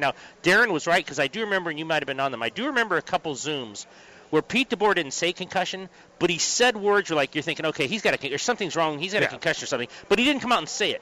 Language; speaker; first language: English; native; English